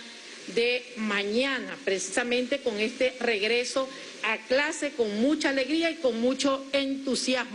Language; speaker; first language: Spanish; native; Spanish